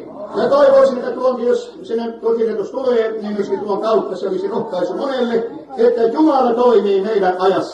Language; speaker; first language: Finnish; native; Finnish